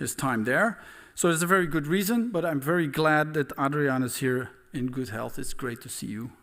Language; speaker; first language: English; non-native, fluent; Dutch